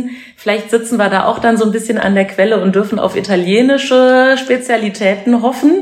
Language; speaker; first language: German; native; German